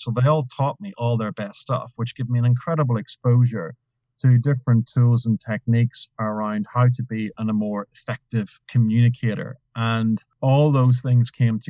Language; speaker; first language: English; native; English